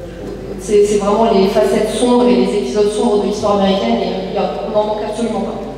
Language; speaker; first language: French; native; French